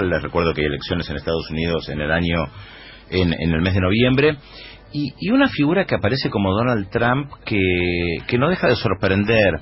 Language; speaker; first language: Spanish; native; Spanish